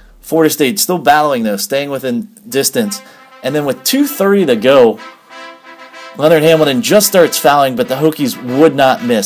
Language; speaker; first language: English; native; English